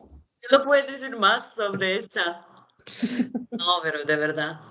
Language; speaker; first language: Spanish; non-native, fluent; Turkish